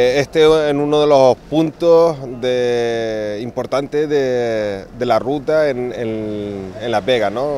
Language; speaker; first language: Spanish; native; Spanish